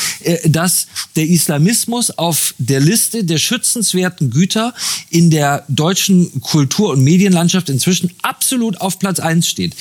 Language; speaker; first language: German; native; German